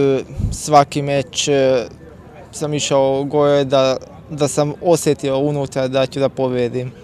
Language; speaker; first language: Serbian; non-native, local second language; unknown